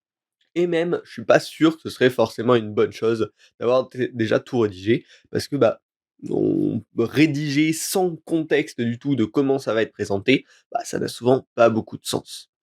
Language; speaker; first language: French; native; French